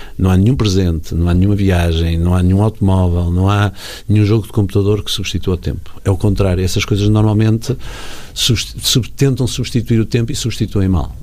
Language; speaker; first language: Portuguese; native; Portuguese